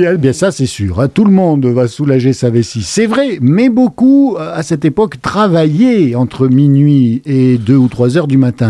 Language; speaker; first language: French; native; French